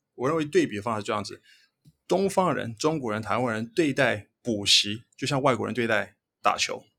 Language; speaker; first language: Chinese; early bilingual, heritage; Chinese